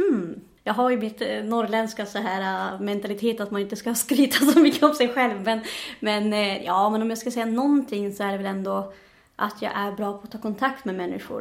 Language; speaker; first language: Swedish; native; Swedish